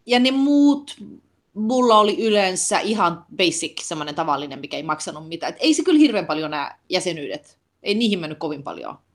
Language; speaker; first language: Finnish; early bilingual, heritage; Finnish